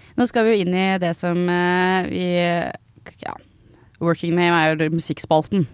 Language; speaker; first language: Norwegian; native; Norwegian